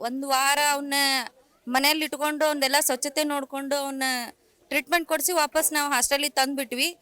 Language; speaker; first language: Kannada; native; Kannada